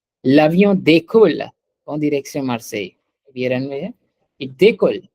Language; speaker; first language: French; non-native, fluent; Hindi